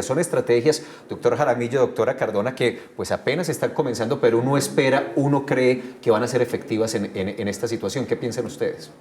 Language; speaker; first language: Spanish; native; Spanish